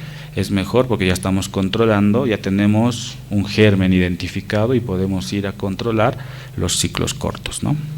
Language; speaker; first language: Spanish; native; Spanish